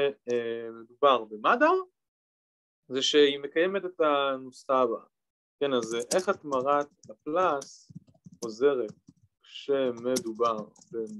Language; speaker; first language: Hebrew; native; Hebrew